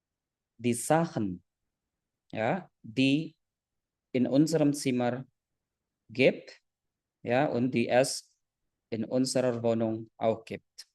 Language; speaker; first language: German; non-native, fluent; Indonesian